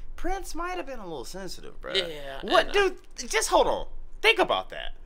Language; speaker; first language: English; native; English